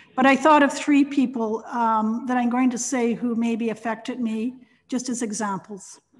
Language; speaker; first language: English; native; English